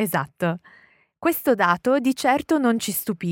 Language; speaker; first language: Italian; native; Italian